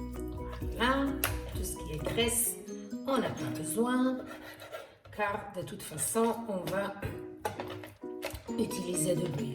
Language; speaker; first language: French; non-native, fluent; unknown